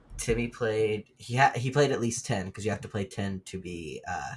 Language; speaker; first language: English; native; English